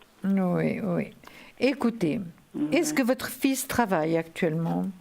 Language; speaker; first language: French; native; French